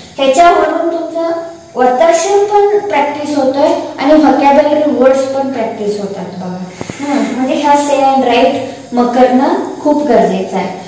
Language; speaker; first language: Marathi; non-native, local second language; Kannada